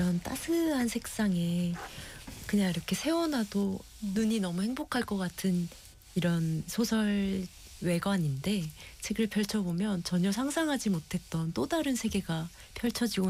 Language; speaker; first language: Korean; native; Korean